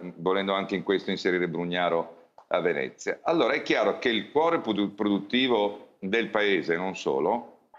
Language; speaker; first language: Italian; native; Italian